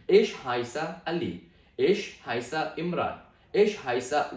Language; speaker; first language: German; non-native, fluent; Pashto